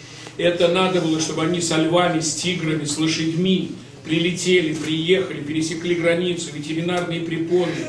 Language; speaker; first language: Russian; native; Russian